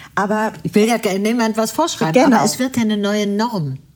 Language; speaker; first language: German; native; German